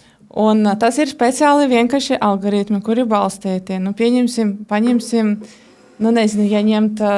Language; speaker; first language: Latvian; non-native, local second language; Russian